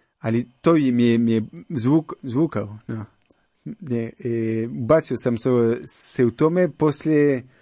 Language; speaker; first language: Croatian; non-native, learner; French